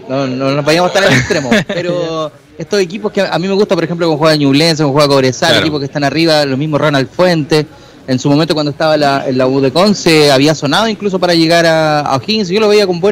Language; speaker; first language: Spanish; native; Spanish